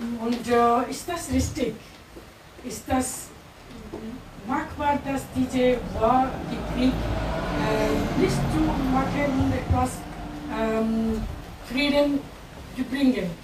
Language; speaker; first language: German; non-native, learner; Russian